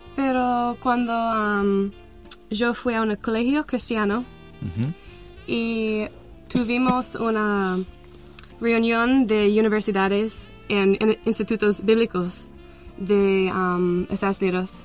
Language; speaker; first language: Spanish; non-native, learner; English